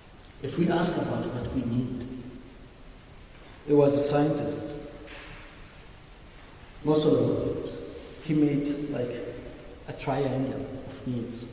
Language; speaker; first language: English; non-native, learner; Arabic